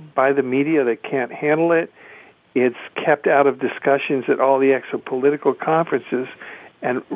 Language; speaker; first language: English; early bilingual, other home language; Spanish